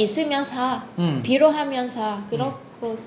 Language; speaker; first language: Korean; non-native, fluent; Vietnamese